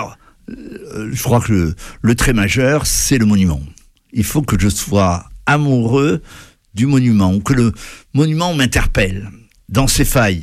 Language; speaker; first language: French; native; French